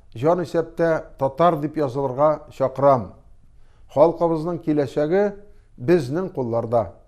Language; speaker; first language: Tatar; non-native, local second language; Russian